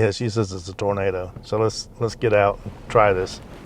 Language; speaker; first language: English; native; English